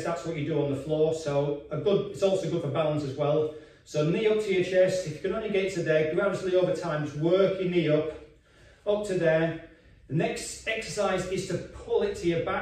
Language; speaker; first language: English; native; English